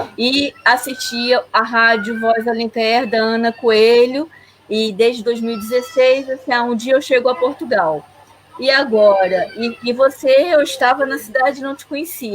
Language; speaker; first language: Portuguese; native; Portuguese